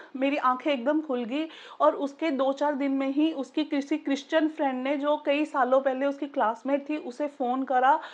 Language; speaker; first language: Hindi; native; Hindi